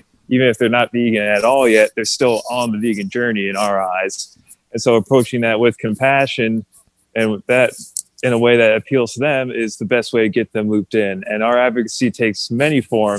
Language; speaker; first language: English; native; English